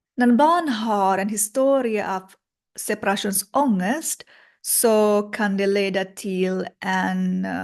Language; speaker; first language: Swedish; non-native, learner; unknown